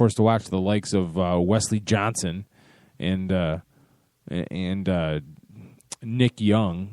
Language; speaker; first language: English; native; English